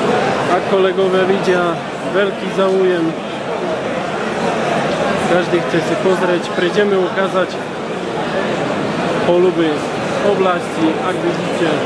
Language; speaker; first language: Polish; non-native, learner; Slovak